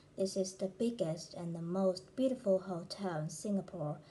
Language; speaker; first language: English; non-native, fluent; Vietnamese